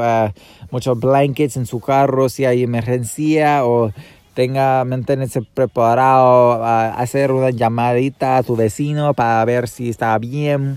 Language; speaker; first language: Spanish; non-native, fluent; English